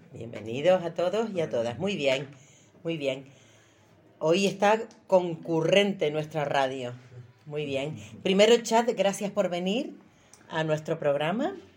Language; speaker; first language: Spanish; native; Spanish